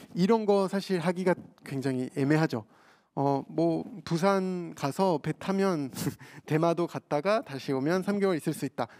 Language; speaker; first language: Korean; non-native, fluent; French